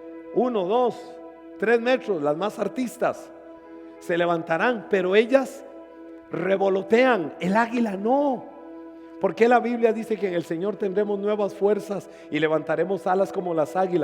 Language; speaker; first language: Spanish; native; Spanish